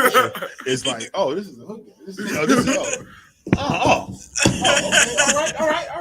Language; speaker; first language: English; native; English